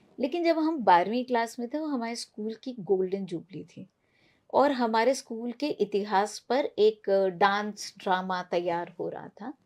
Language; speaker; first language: Hindi; non-native, local second language; Punjabi